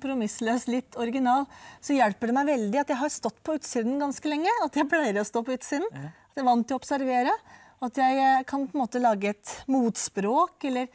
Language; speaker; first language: Norwegian; native; Norwegian